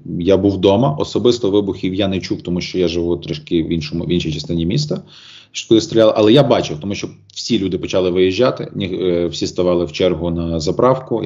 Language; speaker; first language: Ukrainian; native; Ukrainian